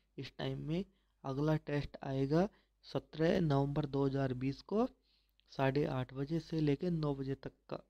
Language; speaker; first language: Hindi; native; Hindi